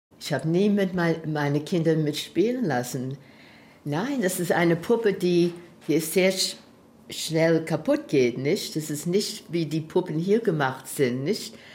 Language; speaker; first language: German; early bilingual, heritage; German